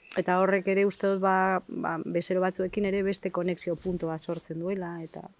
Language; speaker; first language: Basque; non-native, local second language; Spanish